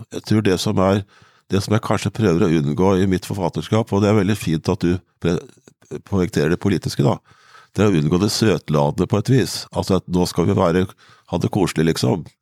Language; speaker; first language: Norwegian; native; Norwegian